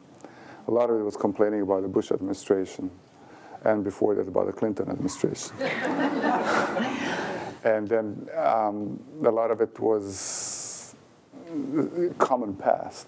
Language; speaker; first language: English; non-native, fluent; Bosnian